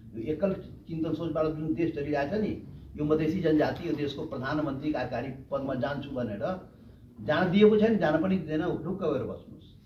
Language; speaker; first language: Nepali; non-native, local second language; Maithili